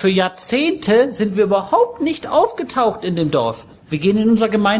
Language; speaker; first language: German; native; German